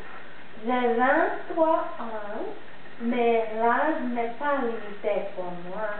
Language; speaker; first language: French; non-native, learner; English